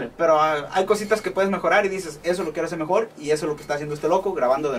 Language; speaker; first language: Spanish; native; Spanish